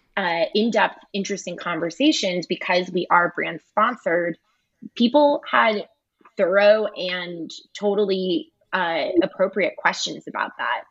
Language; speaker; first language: English; native; English